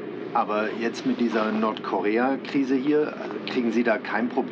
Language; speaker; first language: German; native; German